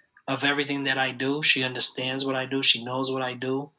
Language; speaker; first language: English; early bilingual, other home language; Spanish